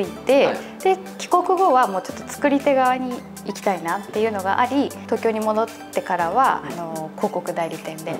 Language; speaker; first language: Japanese; native; Japanese